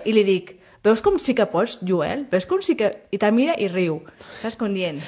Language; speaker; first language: Catalan; non-native, local second language; Spanish